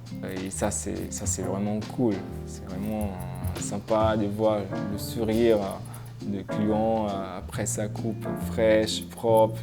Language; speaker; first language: French; non-native, fluent; Portuguese